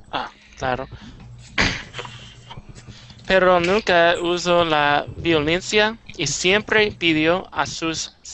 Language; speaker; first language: Spanish; non-native, learner; English